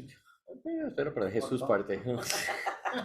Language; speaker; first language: Spanish; non-native, learner; English